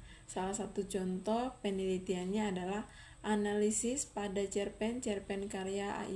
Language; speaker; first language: Indonesian; native; Indonesian